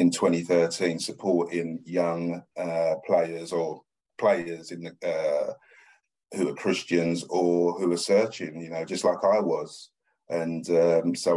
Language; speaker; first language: English; native; English